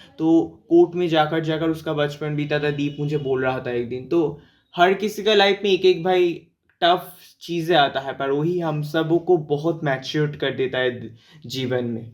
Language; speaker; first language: Hindi; non-native, local second language; Bangla